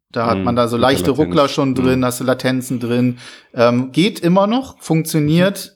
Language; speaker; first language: German; native; German